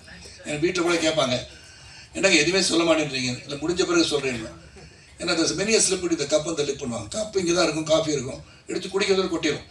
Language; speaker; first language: Tamil; native; Tamil